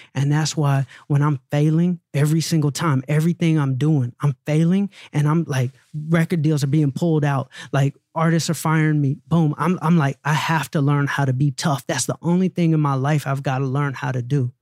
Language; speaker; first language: English; native; English